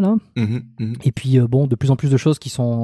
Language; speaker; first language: French; native; French